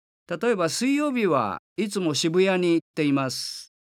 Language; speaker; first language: Japanese; native; Japanese